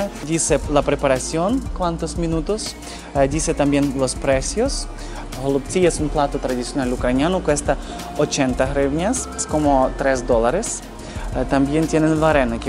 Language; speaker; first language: Spanish; non-native, fluent; Ukrainian